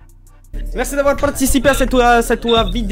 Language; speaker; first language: French; native; French